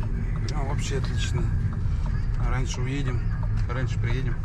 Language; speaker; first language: Russian; native; Russian